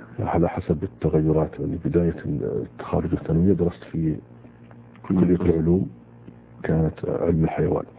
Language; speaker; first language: Arabic; native; Arabic